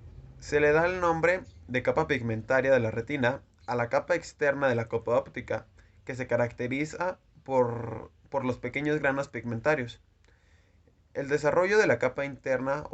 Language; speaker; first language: Spanish; native; Spanish